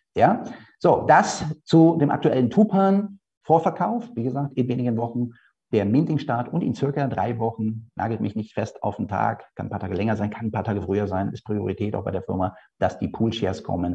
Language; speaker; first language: German; native; German